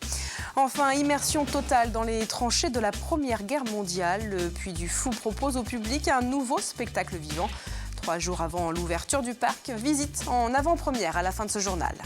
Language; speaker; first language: French; native; French